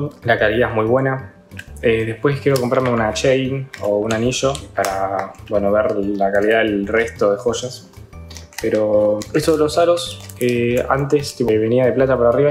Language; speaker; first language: Spanish; native; Spanish